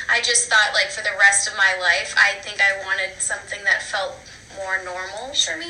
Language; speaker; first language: English; native; English